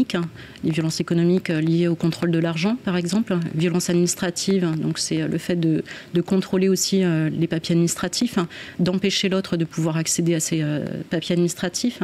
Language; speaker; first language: French; native; French